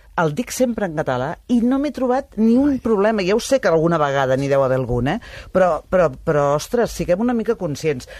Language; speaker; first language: Catalan; native; Catalan